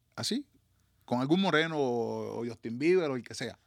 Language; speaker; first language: Spanish; native; Spanish